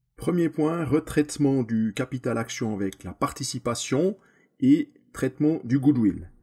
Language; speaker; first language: French; native; French